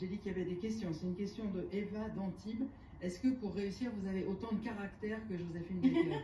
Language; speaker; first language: French; native; French